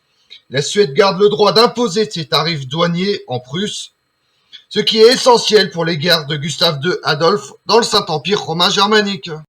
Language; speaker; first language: French; native; French